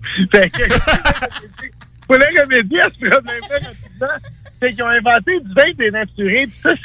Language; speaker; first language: French; native; French